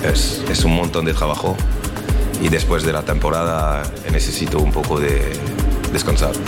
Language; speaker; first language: Spanish; non-native, learner; French